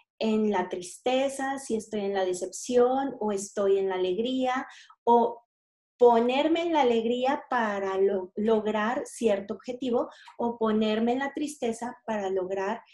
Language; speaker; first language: Spanish; native; Spanish